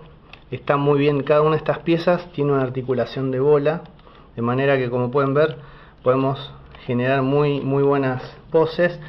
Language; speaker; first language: Spanish; native; Spanish